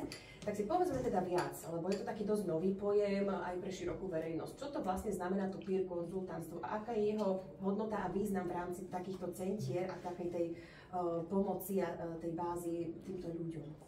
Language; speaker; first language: Slovak; native; Slovak